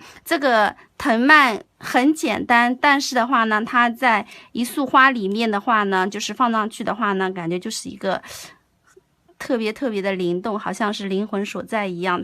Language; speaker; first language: Chinese; native; Chinese